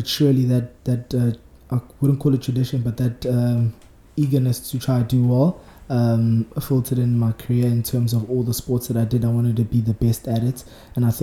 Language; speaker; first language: English; non-native, local second language; Zulu